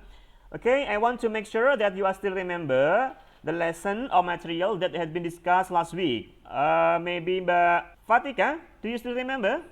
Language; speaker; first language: English; non-native, fluent; Indonesian